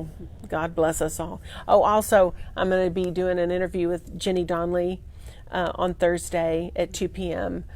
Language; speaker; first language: English; native; English